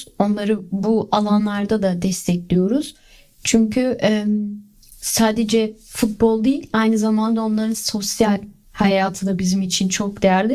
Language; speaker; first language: Turkish; early bilingual, heritage; Turkish